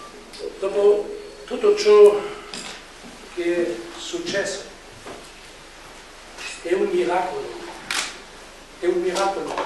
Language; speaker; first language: Italian; non-native, fluent; German